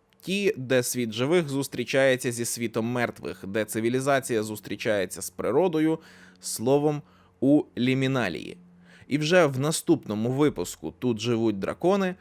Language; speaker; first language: Ukrainian; native; Ukrainian